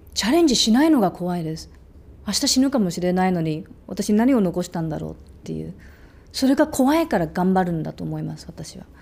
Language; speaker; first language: Japanese; early bilingual, other home language; English